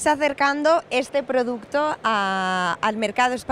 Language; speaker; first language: Spanish; native; Spanish